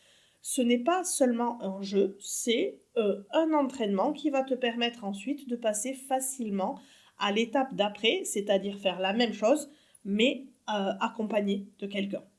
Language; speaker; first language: French; native; French